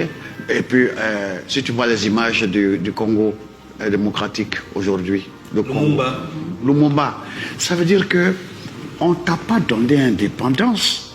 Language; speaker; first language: French; non-native, local second language; Dyula